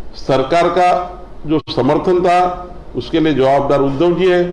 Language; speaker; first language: Hindi; non-native, local second language; Marathi